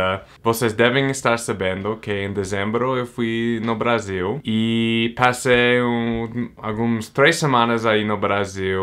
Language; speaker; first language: Portuguese; non-native, fluent; English